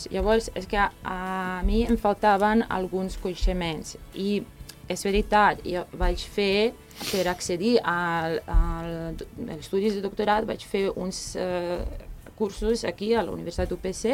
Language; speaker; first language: Catalan; non-native, fluent; Serbian